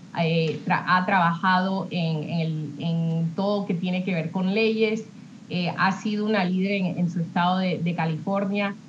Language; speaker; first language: Spanish; early bilingual, heritage; Spanish